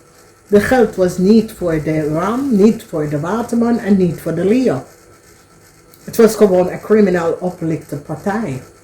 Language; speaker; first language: Dutch; non-native, learner; English